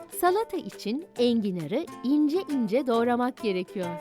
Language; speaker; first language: Turkish; native; Turkish